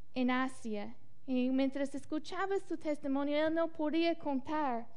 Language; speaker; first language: Spanish; non-native, fluent; English